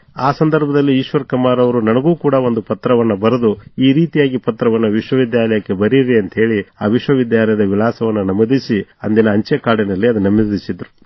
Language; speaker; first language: Kannada; native; Kannada